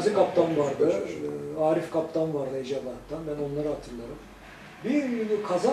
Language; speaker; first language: Turkish; native; Turkish